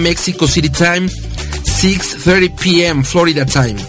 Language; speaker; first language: English; non-native, fluent; Spanish